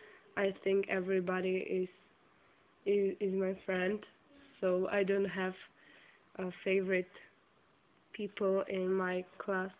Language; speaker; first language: English; non-native, learner; Czech